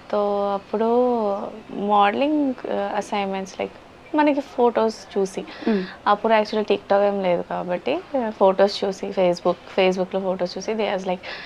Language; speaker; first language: Telugu; non-native, learner; Bangla